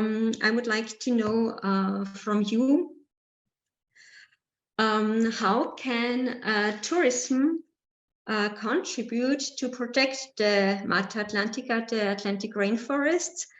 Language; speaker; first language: English; non-native, learner; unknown